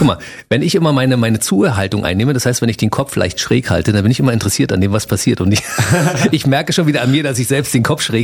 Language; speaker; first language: German; native; German